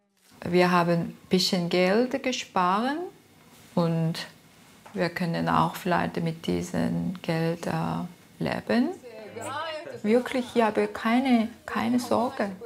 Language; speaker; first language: German; non-native, learner; Korean